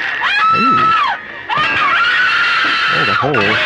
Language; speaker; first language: English; native; English